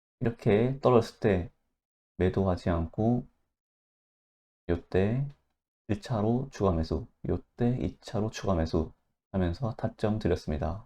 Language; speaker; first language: Korean; native; Korean